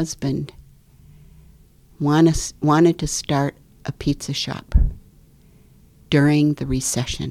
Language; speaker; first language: English; native; English